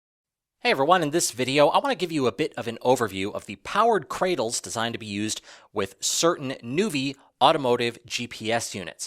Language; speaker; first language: English; native; English